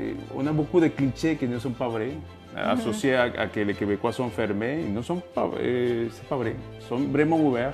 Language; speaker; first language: French; non-native, fluent; Spanish